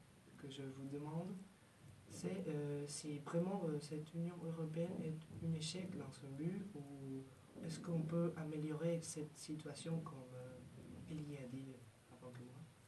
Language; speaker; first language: French; non-native, learner; Spanish